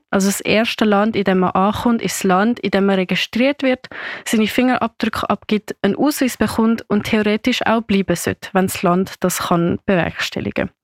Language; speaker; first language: German; native; German